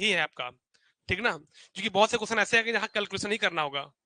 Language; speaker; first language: Hindi; native; Hindi